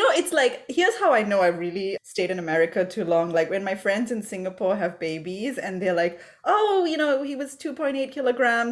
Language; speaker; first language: English; native; English